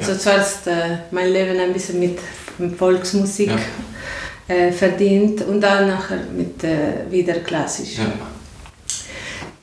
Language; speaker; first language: German; non-native, learner; Spanish